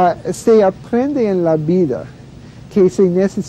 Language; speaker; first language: Spanish; non-native, fluent; English